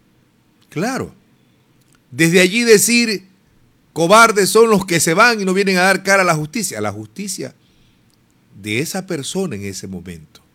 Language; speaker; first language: Spanish; native; Spanish